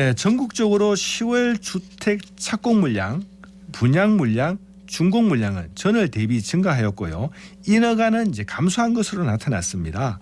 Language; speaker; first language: Korean; native; Korean